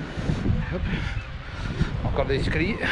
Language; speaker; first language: French; native; French